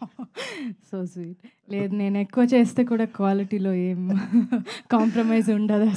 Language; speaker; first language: Telugu; non-native, fluent; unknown